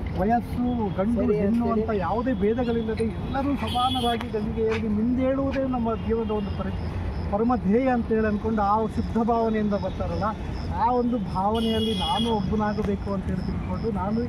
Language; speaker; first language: Kannada; native; Kannada